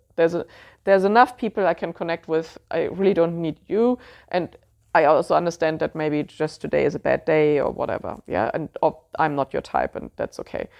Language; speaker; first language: English; non-native, fluent; German